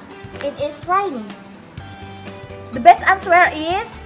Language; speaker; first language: English; non-native, learner; Indonesian